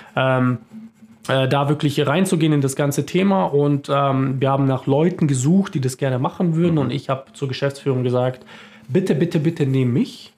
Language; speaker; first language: German; early bilingual, other home language; Croatian